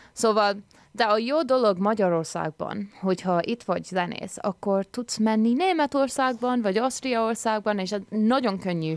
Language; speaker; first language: Hungarian; early bilingual, heritage; English